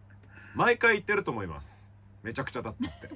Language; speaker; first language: Japanese; native; Japanese